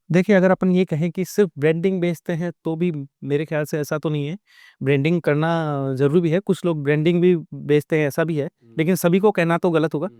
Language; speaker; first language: Hindi; native; Hindi